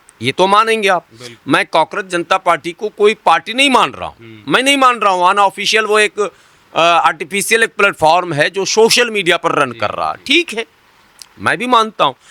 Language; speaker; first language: Hindi; native; Hindi